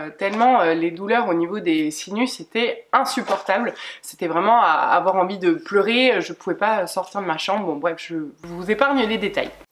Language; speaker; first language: French; native; French